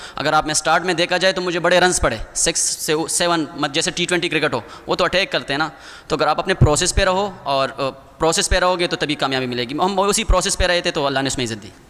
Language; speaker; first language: Urdu; non-native, local second language; Pashto